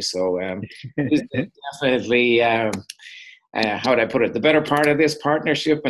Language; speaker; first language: English; native; English